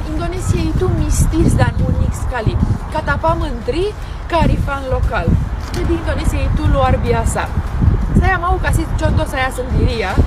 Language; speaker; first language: Indonesian; non-native, fluent; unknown